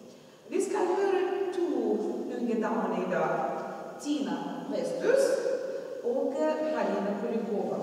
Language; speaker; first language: Norwegian; non-native, learner; Russian